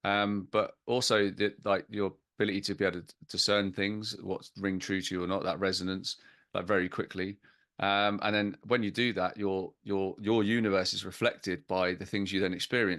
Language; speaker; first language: English; native; English